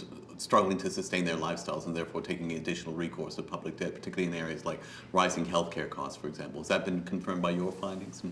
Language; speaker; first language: English; native; English